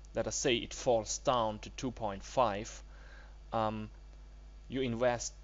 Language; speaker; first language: English; non-native, learner; German